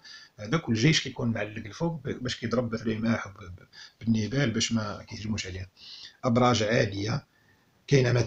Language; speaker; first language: Arabic; native; Arabic